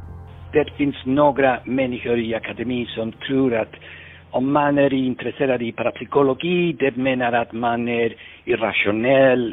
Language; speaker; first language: Swedish; non-native, fluent; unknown